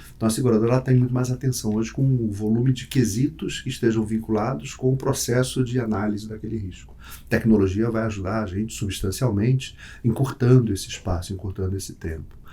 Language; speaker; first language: Portuguese; native; Portuguese